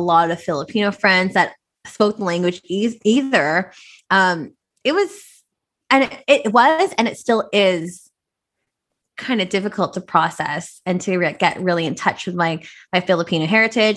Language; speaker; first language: English; native; English